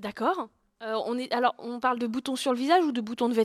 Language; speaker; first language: French; native; French